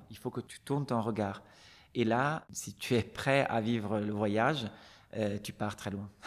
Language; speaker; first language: French; non-native, fluent; Italian